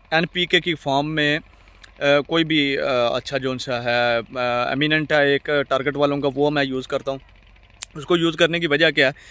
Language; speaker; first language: Urdu; non-native, local second language; Punjabi